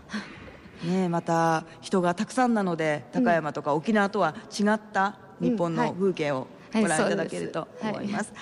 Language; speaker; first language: Japanese; native; Japanese